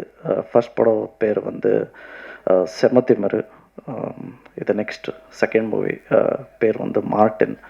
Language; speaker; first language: Tamil; non-native, local second language; Kannada